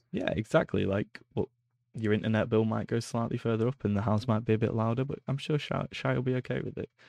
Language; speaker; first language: English; native; English